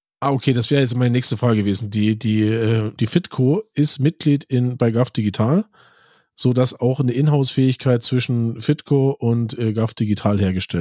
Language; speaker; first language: German; native; German